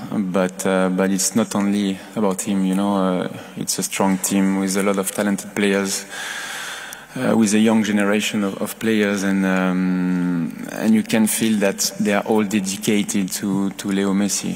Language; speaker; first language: English; non-native, fluent; French